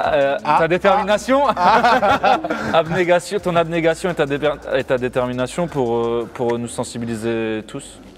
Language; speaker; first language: French; native; French